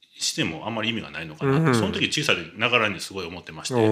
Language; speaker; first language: Japanese; native; Japanese